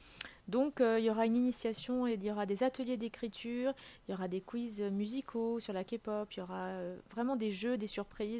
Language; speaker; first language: French; native; French